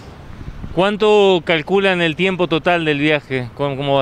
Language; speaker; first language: Portuguese; non-native, learner; Spanish